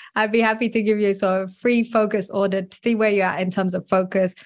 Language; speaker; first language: English; non-native, fluent; French